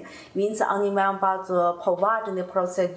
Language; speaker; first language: Polish; non-native, learner; Chinese